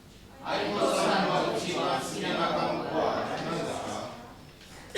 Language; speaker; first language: Japanese; non-native, learner; Indonesian